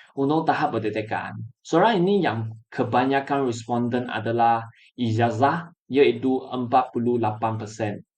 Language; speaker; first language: Malay; non-native, local second language; Chinese